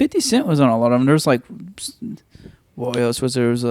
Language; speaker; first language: English; native; English